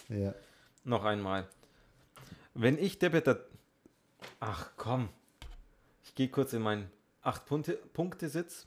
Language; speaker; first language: German; native; German